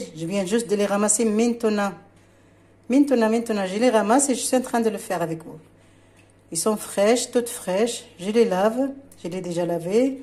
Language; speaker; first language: French; non-native, local second language; Arabic